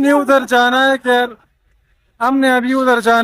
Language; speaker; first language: Hindi; non-native, local second language; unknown